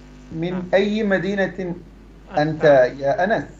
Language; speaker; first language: Arabic; non-native, learner; Urdu